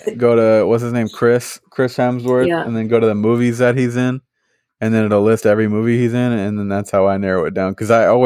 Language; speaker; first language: English; native; English